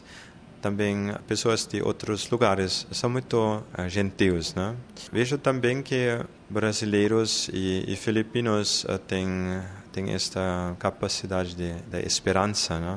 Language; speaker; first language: Portuguese; non-native, fluent; German